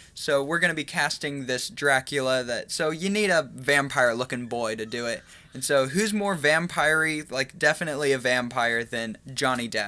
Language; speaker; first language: English; native; English